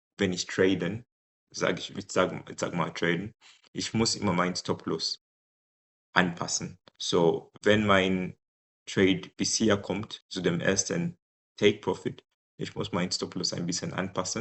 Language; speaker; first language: German; non-native, fluent; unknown